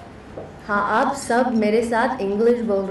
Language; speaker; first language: Hindi; non-native, learner; English